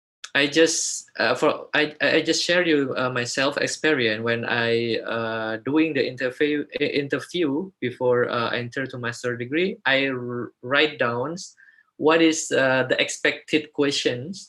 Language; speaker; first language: English; non-native, fluent; Indonesian